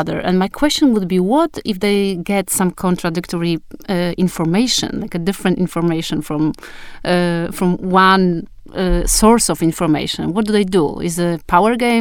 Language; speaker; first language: English; non-native, fluent; Polish